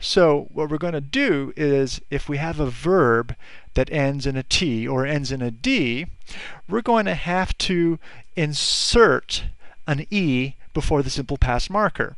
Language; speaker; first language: English; native; English